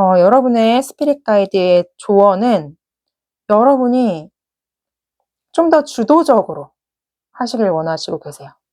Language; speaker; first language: Korean; native; Korean